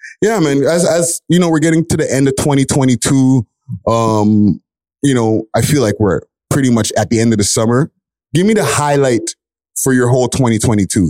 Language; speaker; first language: English; native; English